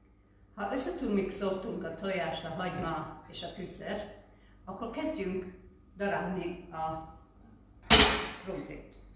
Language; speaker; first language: Hungarian; early bilingual, heritage; Hungarian